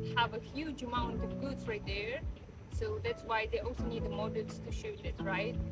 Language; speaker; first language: English; non-native, fluent; Russian